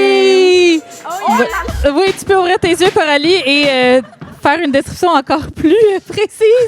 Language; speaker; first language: French; native; French